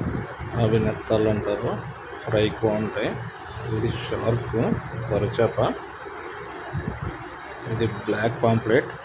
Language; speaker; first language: Telugu; native; Telugu